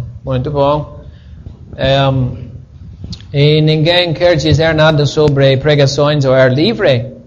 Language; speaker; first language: Portuguese; non-native, fluent; English